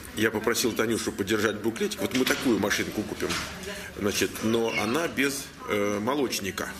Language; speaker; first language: Russian; native; Russian